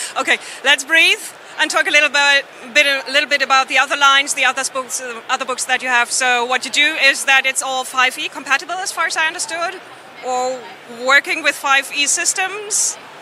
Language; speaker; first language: English; non-native, fluent; German